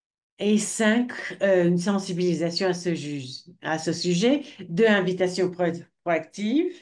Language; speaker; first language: French; non-native, fluent; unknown